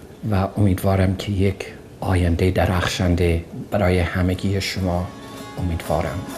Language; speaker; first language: Persian; non-native, fluent; English